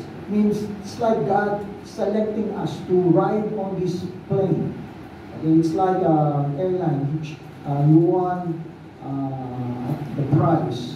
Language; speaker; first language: English; non-native, local second language; Filipino